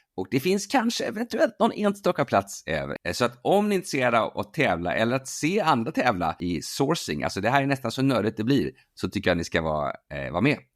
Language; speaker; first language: Swedish; native; Swedish